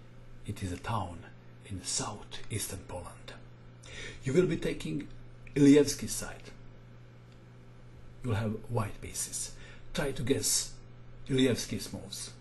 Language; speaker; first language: English; non-native, fluent; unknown